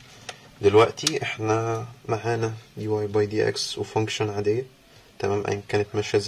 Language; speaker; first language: Arabic; native; Arabic